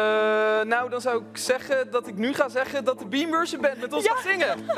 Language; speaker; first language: Dutch; native; Dutch